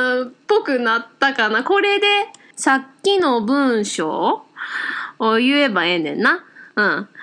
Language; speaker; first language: Japanese; native; Japanese